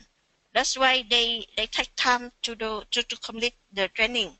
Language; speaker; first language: English; non-native, learner; Vietnamese